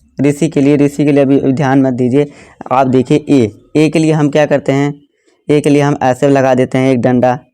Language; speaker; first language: Hindi; native; Hindi